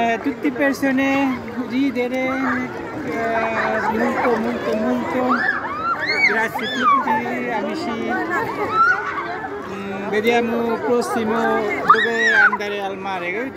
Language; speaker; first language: Italian; non-native, learner; Bangla